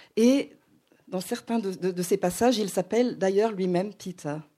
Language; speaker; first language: French; native; French